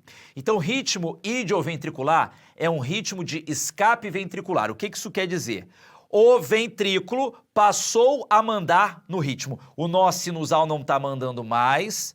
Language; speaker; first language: Portuguese; native; Portuguese